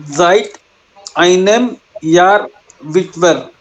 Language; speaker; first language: German; non-native, learner; Hindi